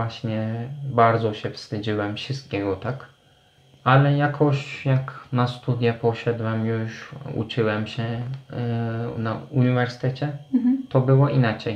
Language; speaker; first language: Polish; non-native, fluent; Turkish